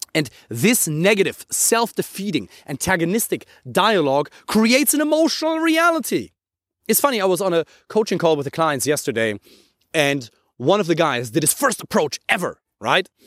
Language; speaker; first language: English; non-native, fluent; German